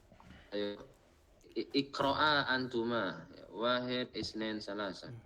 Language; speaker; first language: Arabic; non-native, fluent; Indonesian